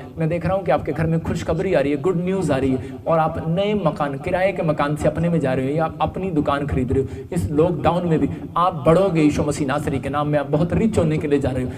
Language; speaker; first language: Hindi; non-native, local second language; Punjabi